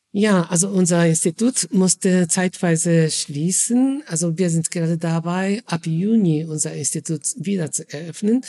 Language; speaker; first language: German; non-native, fluent; Japanese